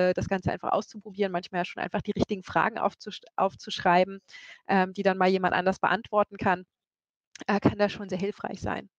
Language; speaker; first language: German; native; German